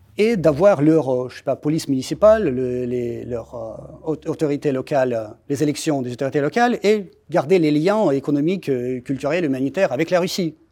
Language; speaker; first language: French; non-native, fluent; Russian